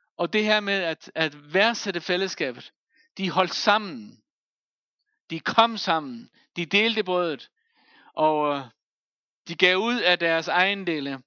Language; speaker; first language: Danish; non-native, local second language; Faroese